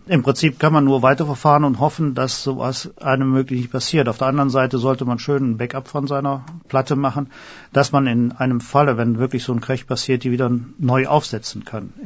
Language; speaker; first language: German; native; German